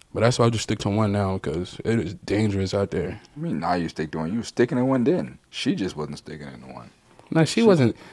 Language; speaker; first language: English; native; English